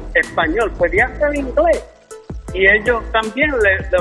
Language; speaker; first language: Spanish; early bilingual, heritage; Spanish